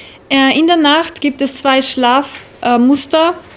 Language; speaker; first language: German; native; German